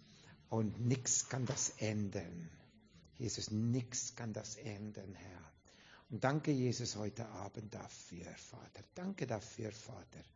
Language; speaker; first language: German; non-native, fluent; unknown